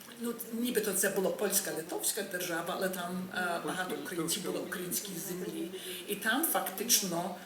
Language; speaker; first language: Ukrainian; early bilingual, heritage; Ukrainian